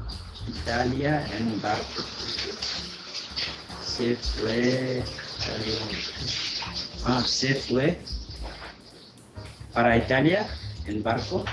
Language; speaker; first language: Spanish; non-native, learner; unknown